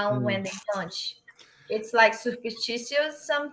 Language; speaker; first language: English; non-native, learner; Portuguese